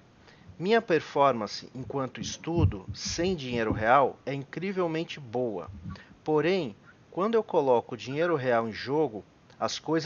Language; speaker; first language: Portuguese; native; Portuguese